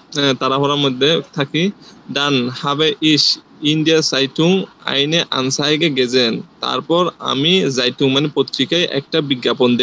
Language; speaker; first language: German; non-native, learner; Bangla